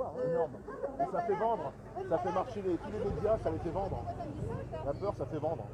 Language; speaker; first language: French; native; French